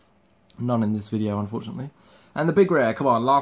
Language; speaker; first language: English; native; English